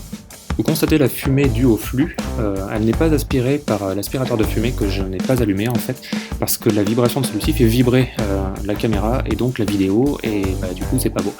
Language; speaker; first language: French; native; French